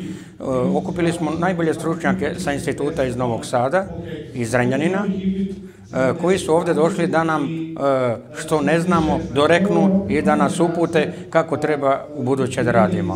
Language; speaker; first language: Serbian; native; Serbian